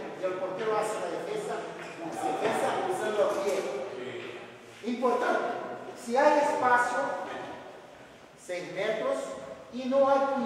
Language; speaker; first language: Spanish; non-native, fluent; Portuguese